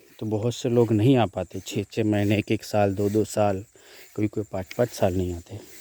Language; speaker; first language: Hindi; non-native, local second language; Marathi